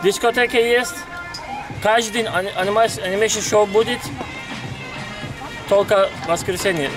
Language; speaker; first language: Russian; non-native, learner; Turkish